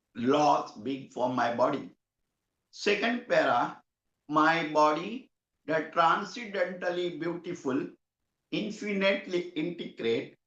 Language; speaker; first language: English; non-native, local second language; Marathi